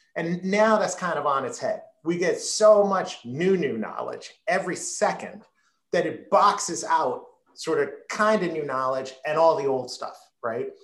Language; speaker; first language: English; native; English